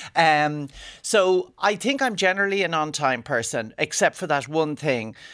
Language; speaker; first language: English; native; English